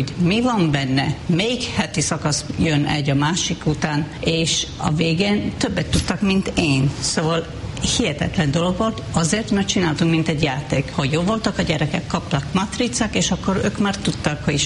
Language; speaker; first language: Hungarian; non-native, fluent; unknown